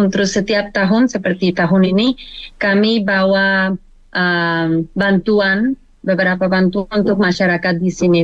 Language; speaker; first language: Indonesian; non-native, learner; Spanish